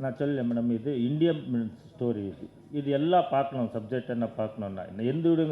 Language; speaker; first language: Tamil; non-native, learner; Kannada